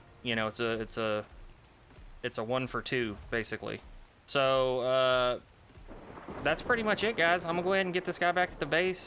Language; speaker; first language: English; native; English